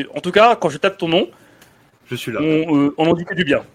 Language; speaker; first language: French; native; French